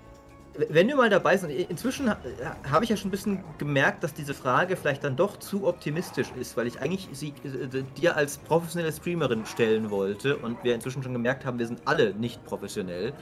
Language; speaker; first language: German; native; German